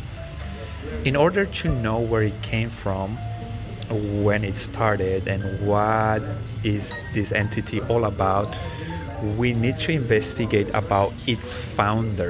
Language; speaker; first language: English; non-native, fluent; Spanish